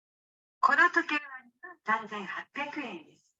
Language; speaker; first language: Japanese; non-native, fluent; Indonesian